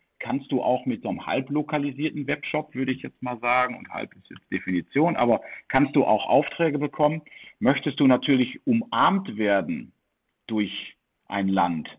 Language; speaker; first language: German; early bilingual, heritage; German